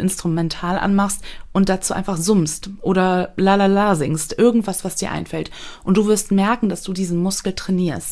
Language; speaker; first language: German; native; German